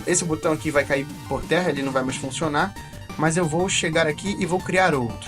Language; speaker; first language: Portuguese; native; Portuguese